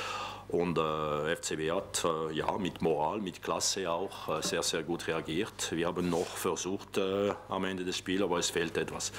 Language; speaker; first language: German; non-native, local second language; French